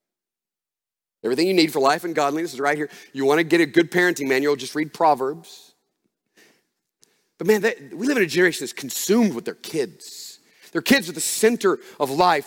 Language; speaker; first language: English; native; English